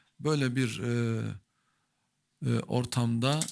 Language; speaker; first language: Turkish; native; Turkish